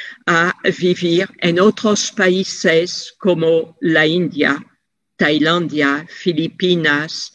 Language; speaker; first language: Spanish; non-native, fluent; French